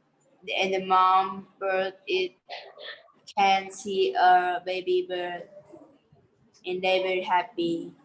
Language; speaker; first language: English; non-native, learner; Vietnamese